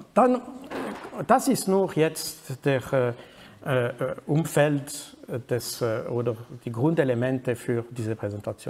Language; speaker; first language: German; non-native, fluent; French